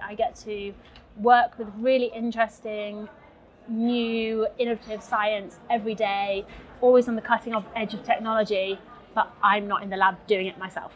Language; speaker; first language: English; native; English